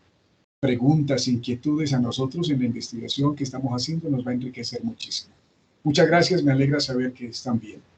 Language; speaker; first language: Spanish; native; Spanish